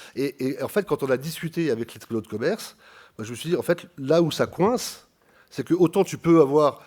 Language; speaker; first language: French; native; French